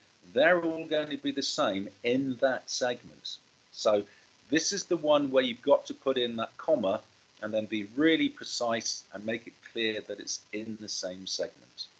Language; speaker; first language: English; native; English